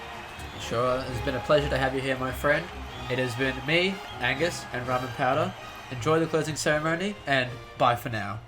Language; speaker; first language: English; native; English